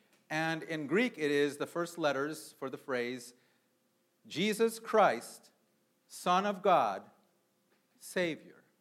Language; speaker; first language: English; early bilingual, other home language; Spanish